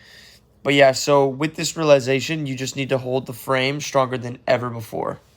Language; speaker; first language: English; native; English